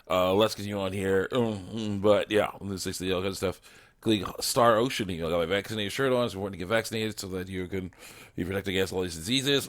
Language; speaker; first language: English; native; English